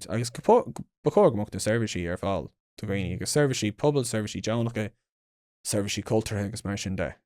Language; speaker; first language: Irish; non-native, local second language; English